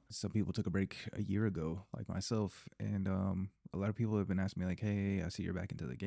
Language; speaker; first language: English; native; English